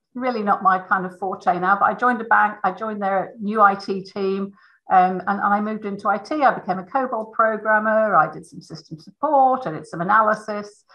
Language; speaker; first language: English; native; English